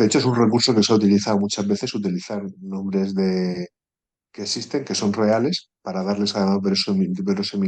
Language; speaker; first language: Spanish; native; Spanish